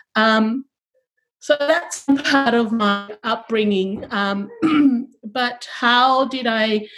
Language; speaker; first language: English; early bilingual, other home language; Tongan